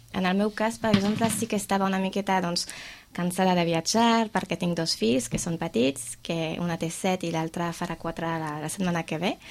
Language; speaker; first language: Catalan; non-native, fluent; French